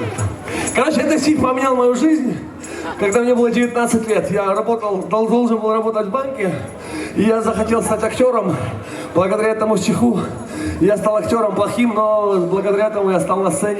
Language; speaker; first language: Russian; non-native, fluent; Georgian